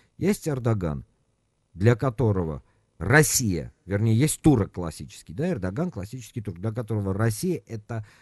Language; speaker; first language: Russian; non-native, local second language; Armenian